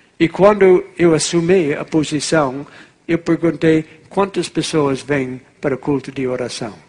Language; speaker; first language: Portuguese; non-native, fluent; English